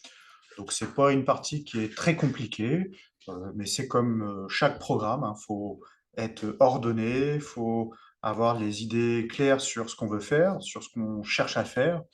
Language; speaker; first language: French; native; French